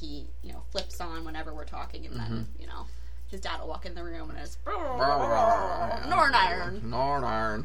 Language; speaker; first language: English; native; English